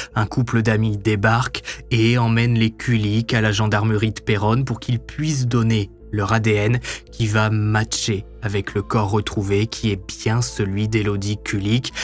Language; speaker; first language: French; native; French